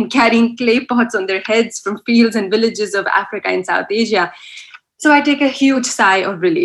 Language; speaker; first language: English; non-native, local second language; Urdu